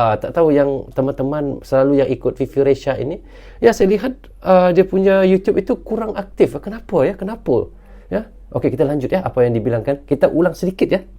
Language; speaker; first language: Malay; native; Malay